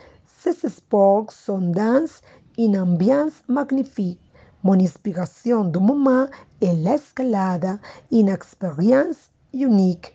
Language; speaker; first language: French; non-native, learner; Spanish